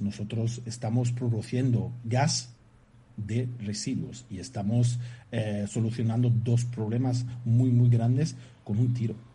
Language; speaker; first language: Spanish; non-native, fluent; German